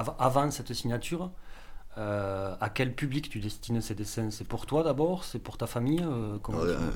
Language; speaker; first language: French; native; French